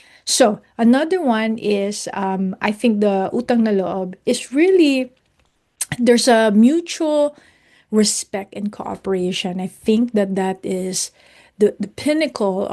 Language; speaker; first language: English; non-native, local second language; Filipino